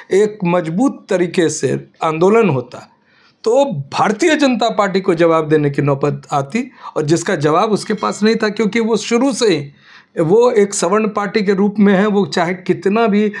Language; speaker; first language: Hindi; native; Hindi